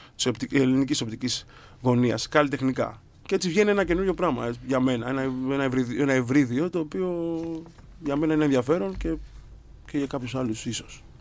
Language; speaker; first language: Greek; early bilingual, other home language; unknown